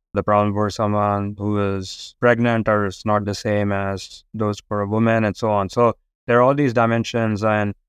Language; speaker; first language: English; non-native, local second language; Hindi